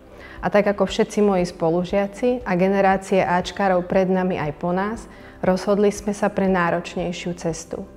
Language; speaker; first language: Slovak; native; Slovak